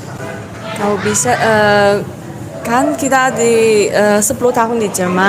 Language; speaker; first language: Indonesian; non-native, learner; Chinese